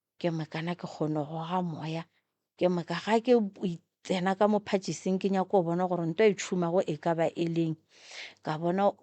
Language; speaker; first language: Northern Sotho; non-native, local second language; Tsonga